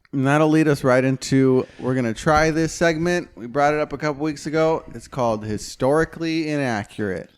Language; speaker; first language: English; native; English